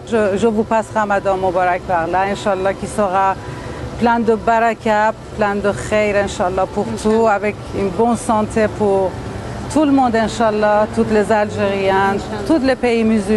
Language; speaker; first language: French; non-native, learner; Persian